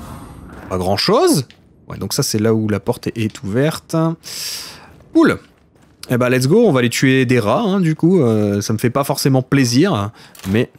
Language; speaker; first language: French; native; French